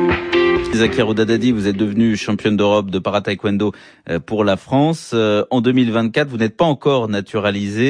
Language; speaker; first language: French; native; French